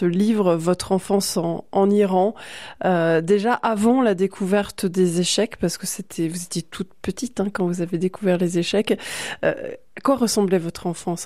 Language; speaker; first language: French; native; French